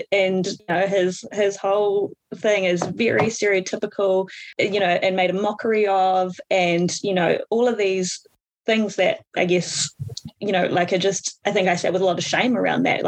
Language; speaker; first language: English; native; English